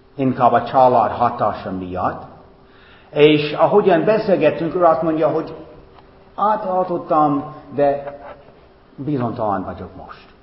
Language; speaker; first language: Hungarian; non-native, fluent; English